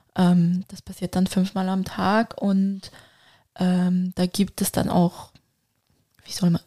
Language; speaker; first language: German; non-native, fluent; Turkish